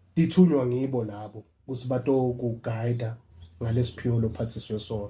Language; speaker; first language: Zulu; non-native, local second language; Swati